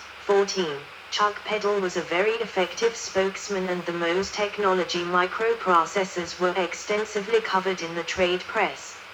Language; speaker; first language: English; non-native, learner; Danish